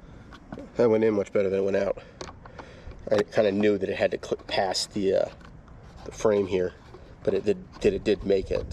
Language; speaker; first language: English; native; English